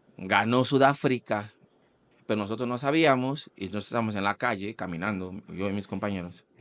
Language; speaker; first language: Spanish; non-native, fluent; Portuguese